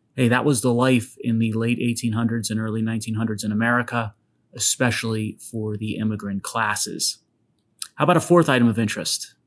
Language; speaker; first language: English; native; English